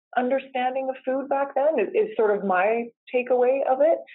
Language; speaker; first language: English; native; English